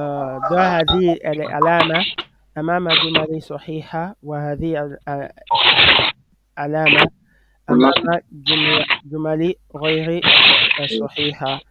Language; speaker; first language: Arabic; non-native, fluent; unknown